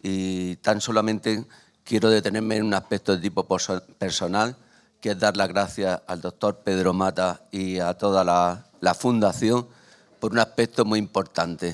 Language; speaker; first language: Spanish; native; Spanish